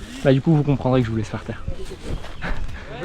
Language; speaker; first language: French; native; French